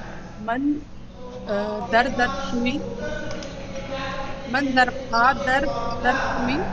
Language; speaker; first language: Persian; non-native, learner; Urdu